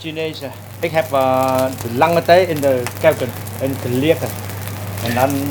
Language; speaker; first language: Dutch; non-native, learner; Vietnamese